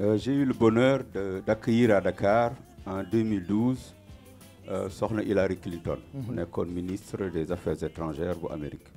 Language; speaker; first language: French; non-native, local second language; Wolof